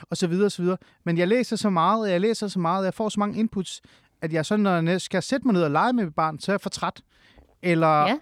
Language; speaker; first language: Danish; early bilingual, other home language; Persian